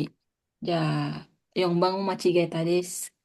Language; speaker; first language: Japanese; non-native, fluent; Indonesian